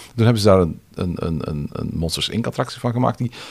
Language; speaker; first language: Dutch; native; Dutch